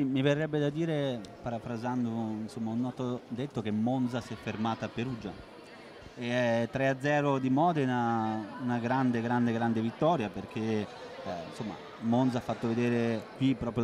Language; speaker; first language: Italian; native; Italian